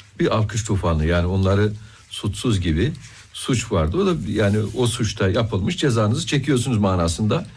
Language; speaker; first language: Turkish; native; Turkish